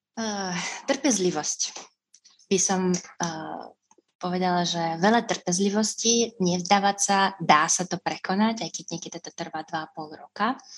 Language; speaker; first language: Slovak; non-native, fluent; Russian